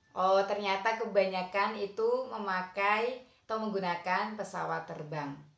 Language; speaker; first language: Indonesian; native; Indonesian